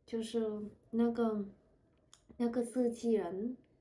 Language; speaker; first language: Chinese; non-native, learner; Vietnamese